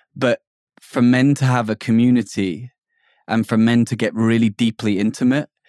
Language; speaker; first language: English; native; English